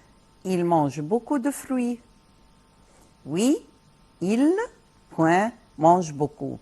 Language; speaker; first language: French; non-native, fluent; Arabic